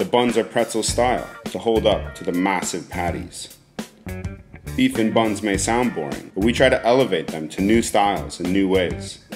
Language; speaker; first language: English; native; English